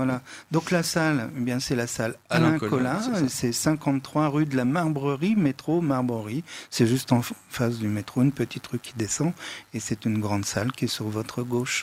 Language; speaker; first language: French; native; French